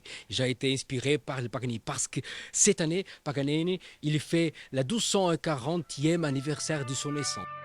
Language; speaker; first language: French; non-native, learner; Portuguese